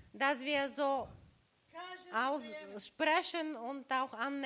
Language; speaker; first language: German; non-native, learner; Bulgarian